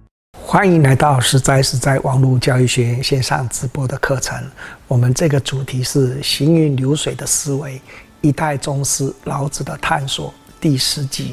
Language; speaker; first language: Chinese; native; Chinese